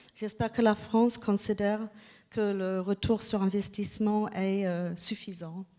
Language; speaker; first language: French; non-native, fluent; English